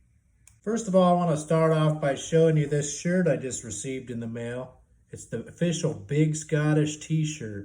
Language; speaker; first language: English; native; English